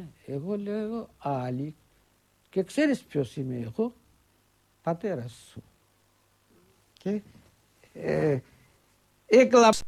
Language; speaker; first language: Greek; early bilingual, heritage; Greek